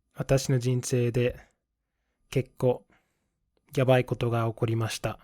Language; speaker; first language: Japanese; non-native, fluent; English